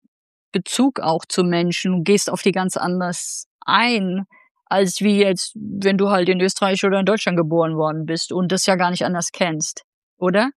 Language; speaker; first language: German; native; German